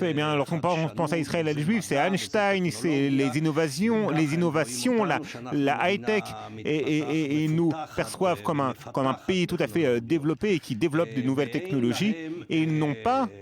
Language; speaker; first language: French; non-native, fluent; Hebrew